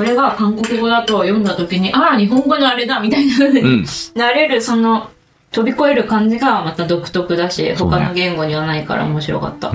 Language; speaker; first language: Japanese; native; Japanese